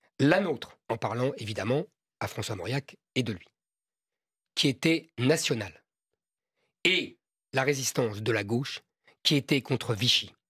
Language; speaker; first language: French; native; French